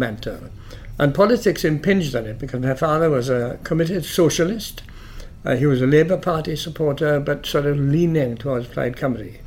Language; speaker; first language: English; native; English